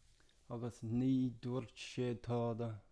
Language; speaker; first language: Irish; non-native, learner; English